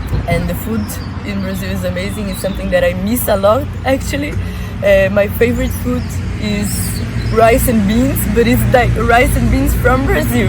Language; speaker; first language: English; non-native, fluent; Portuguese